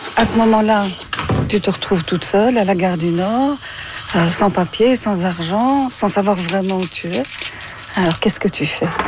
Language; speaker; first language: French; native; French